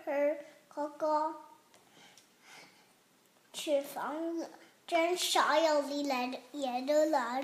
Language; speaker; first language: Cantonese; early bilingual, heritage; Cantonese